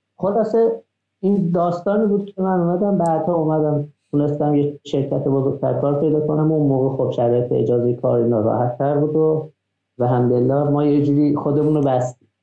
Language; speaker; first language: Persian; non-native, local second language; Azerbaijani